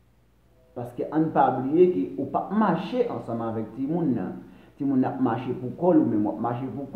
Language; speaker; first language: French; non-native, local second language; Haitian Creole